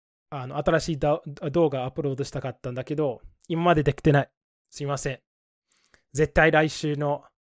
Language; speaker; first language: Japanese; non-native, fluent; English